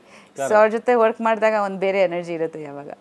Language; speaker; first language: Kannada; non-native, local second language; Bangla